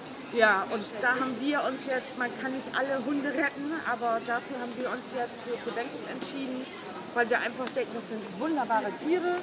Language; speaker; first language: German; native; German